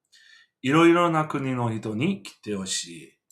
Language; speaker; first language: Japanese; non-native, fluent; English